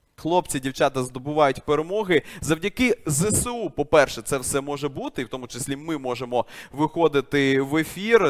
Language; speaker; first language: Ukrainian; native; Ukrainian